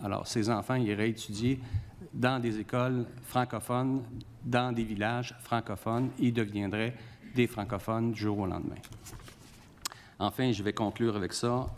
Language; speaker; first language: French; native; French